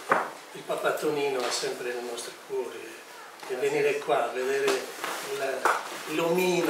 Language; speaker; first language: Italian; native; Italian